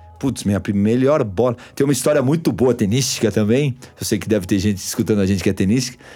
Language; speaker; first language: Portuguese; early bilingual, other home language; Spanish